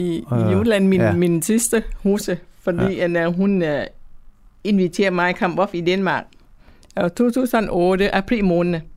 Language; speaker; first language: Danish; non-native, learner; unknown